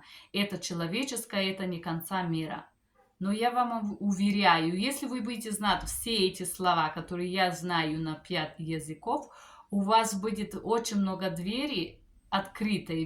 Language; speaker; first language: Russian; non-native, fluent; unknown